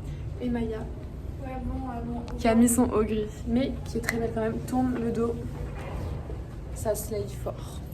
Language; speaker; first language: French; native; French